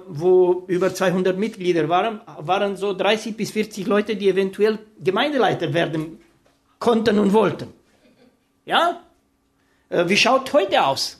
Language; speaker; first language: German; non-native, fluent; Romanian